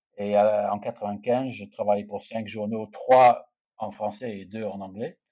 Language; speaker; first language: French; non-native, fluent; English